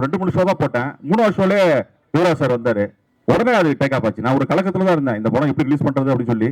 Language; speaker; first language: Tamil; native; Tamil